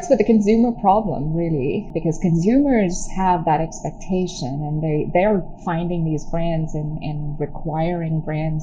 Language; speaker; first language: English; non-native, local second language; Tamil